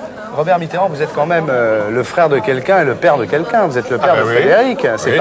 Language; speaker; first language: French; native; French